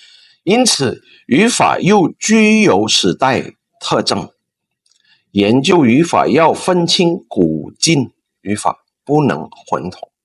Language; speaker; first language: Chinese; non-native, fluent; Indonesian